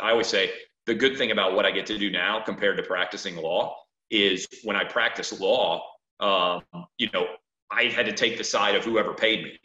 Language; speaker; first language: English; native; English